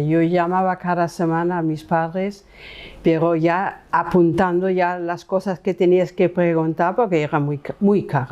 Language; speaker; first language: Spanish; non-native, fluent; German